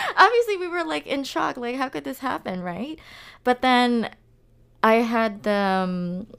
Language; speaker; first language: English; non-native, local second language; Filipino